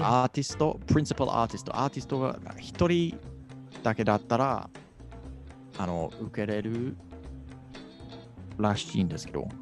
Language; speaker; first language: Japanese; non-native, fluent; English